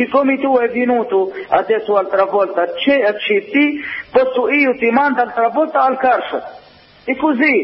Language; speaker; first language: Italian; non-native, learner; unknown